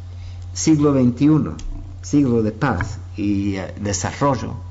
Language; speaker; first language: Spanish; non-native, fluent; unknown